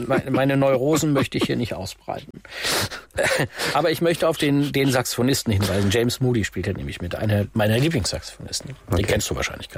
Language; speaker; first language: German; native; German